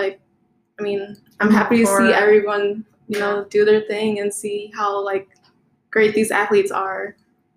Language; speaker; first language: English; native; English